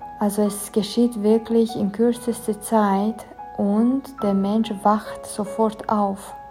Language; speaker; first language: German; non-native, fluent; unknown